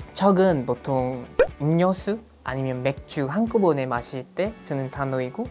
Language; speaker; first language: Korean; non-native, fluent; English